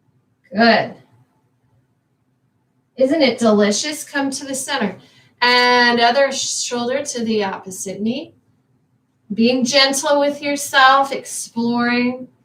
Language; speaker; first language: English; native; English